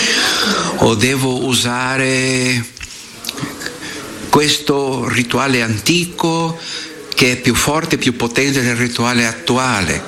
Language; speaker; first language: Italian; non-native, fluent; Portuguese